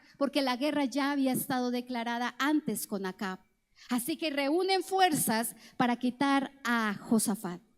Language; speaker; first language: Spanish; native; Spanish